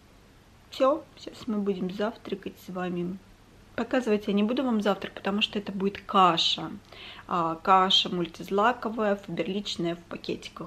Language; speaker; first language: Russian; native; Russian